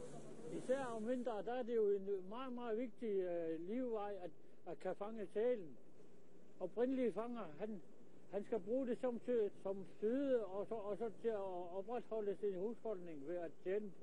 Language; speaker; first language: Danish; non-native, local second language; Kalaallisut